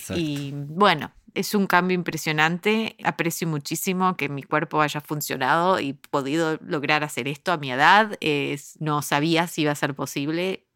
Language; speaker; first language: Spanish; early bilingual, heritage; Spanish